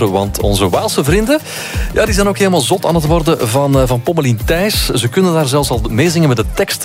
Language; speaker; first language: Dutch; native; Dutch